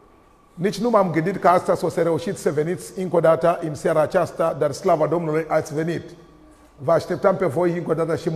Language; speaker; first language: Romanian; non-native, learner; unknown